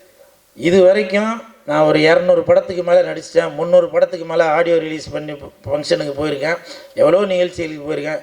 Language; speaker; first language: Tamil; native; Tamil